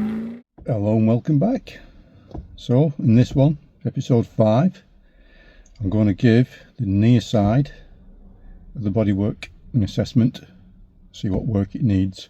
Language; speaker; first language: English; native; English